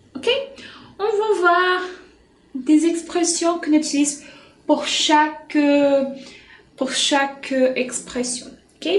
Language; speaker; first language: French; non-native, fluent; Portuguese